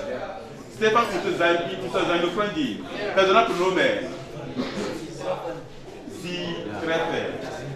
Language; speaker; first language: German; non-native, learner; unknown